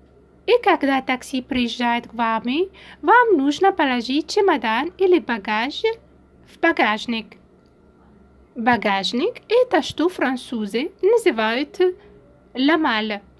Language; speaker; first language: Russian; non-native, fluent; French